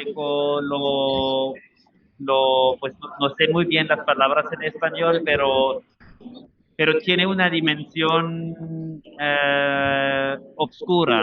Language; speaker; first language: Spanish; non-native, fluent; German